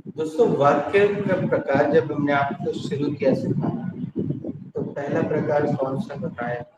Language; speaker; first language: Hindi; native; Hindi